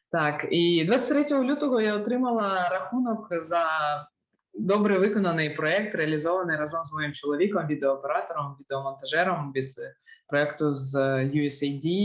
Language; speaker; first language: Ukrainian; non-native, local second language; Russian